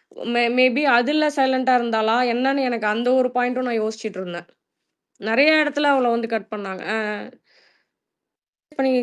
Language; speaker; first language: Tamil; native; Tamil